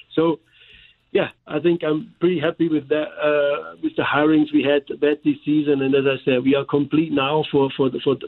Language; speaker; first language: English; non-native, fluent; German